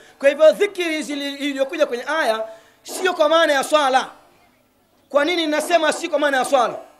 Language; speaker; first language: Swahili; native; Swahili